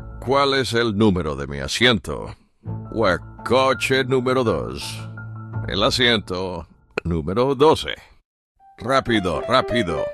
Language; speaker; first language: Spanish; non-native, fluent; Polish